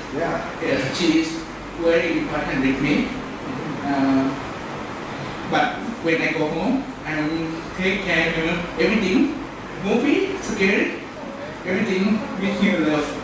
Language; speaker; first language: English; non-native, learner; Thai